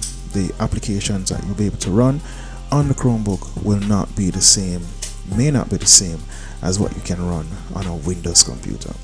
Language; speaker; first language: English; native; English